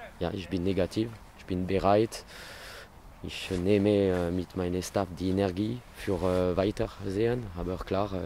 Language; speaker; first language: German; non-native, learner; French